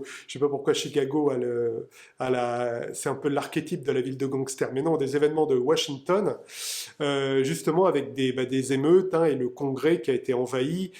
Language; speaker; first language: French; native; French